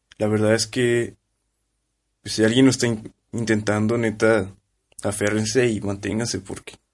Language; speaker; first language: Spanish; native; Spanish